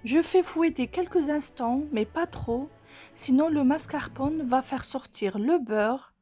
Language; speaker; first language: French; non-native, local second language; Arabic